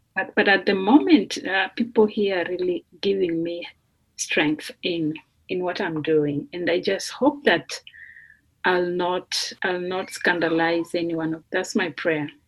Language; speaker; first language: English; non-native, local second language; Luyia